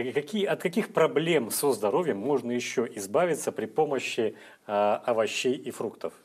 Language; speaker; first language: Russian; native; Russian